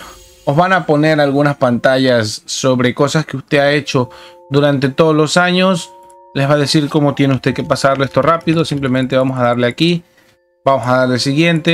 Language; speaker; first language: Spanish; native; Spanish